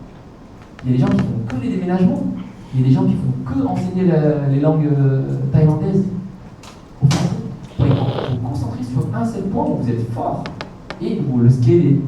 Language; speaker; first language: French; native; French